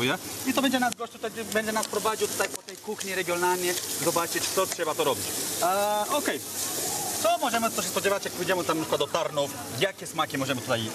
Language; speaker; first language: Polish; non-native, fluent; French